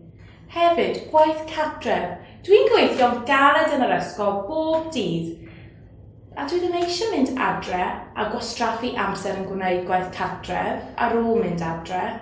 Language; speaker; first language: Welsh; non-native, learner; English